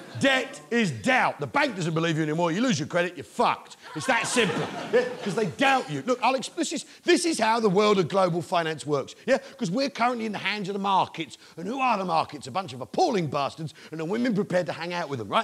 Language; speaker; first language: English; native; English